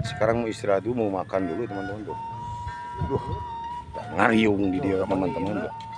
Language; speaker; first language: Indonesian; non-native, local second language; Sundanese